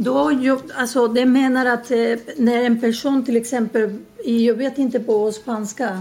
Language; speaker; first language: Swedish; non-native, fluent; Spanish